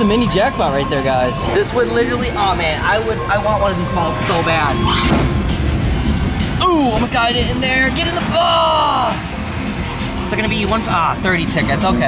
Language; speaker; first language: English; native; English